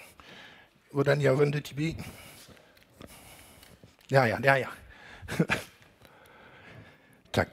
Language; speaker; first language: Danish; non-native, learner; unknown